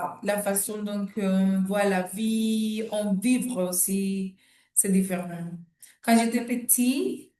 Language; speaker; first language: French; non-native, learner; Spanish